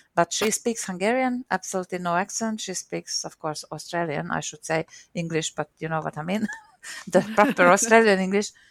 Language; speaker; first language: English; non-native, fluent; Hungarian